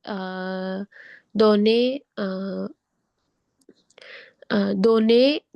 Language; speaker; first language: French; non-native, learner; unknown